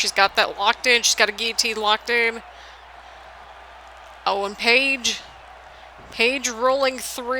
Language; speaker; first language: English; native; English